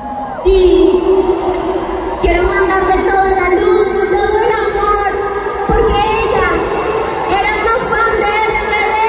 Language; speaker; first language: Spanish; non-native, fluent; Portuguese